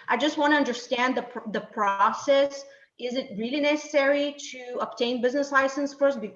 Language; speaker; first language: English; non-native, fluent; Bulgarian